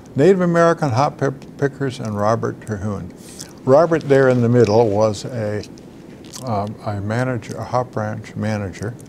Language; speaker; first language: English; native; English